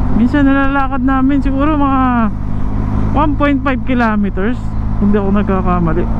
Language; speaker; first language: Filipino; native; Filipino